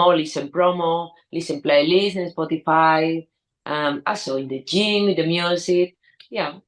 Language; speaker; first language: English; non-native, learner; Spanish